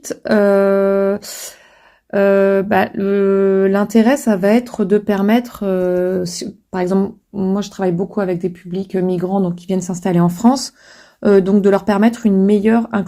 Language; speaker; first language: French; native; French